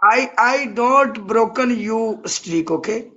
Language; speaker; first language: English; non-native, learner; Punjabi